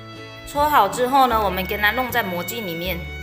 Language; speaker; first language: Chinese; non-native, local second language; Min Nan Chinese